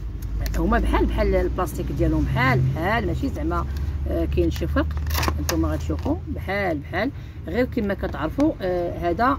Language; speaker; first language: Arabic; native; Arabic